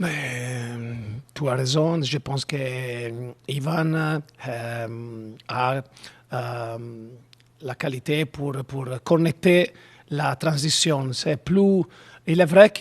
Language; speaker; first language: French; non-native, learner; Italian